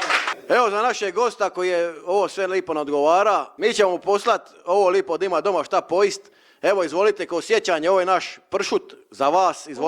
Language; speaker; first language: Bosnian; native; Bosnian